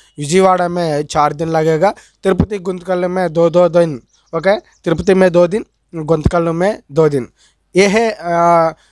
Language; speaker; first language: Hindi; non-native, local second language; Telugu